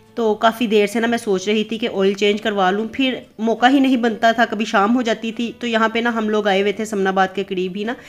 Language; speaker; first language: Urdu; native; Urdu